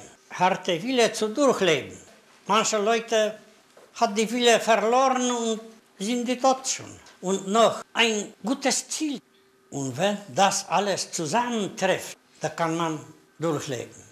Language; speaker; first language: German; non-native, learner; Polish